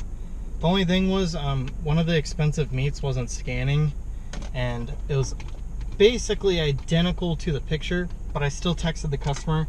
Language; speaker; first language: English; native; English